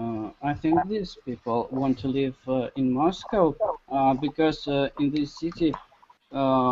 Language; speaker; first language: English; non-native, learner; Russian